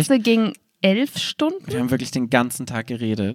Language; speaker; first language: German; native; German